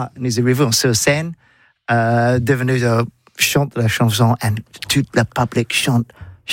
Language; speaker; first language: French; non-native, learner; English